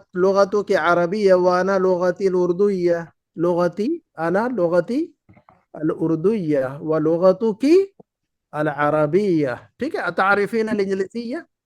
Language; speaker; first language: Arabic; non-native, fluent; Urdu